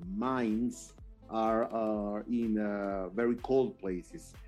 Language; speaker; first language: English; non-native, fluent; Spanish